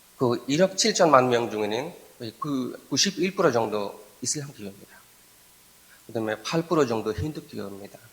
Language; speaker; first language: Korean; non-native, fluent; Bangla